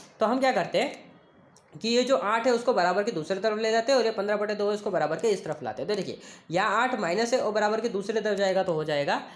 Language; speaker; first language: Hindi; non-native, local second language; Gujarati